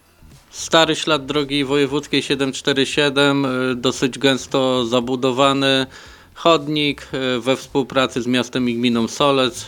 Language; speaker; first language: Polish; native; Polish